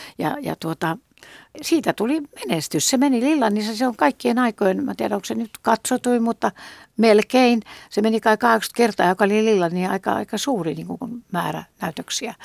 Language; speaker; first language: Finnish; native; Finnish